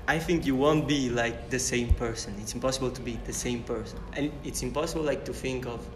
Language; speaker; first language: English; non-native, fluent; Italian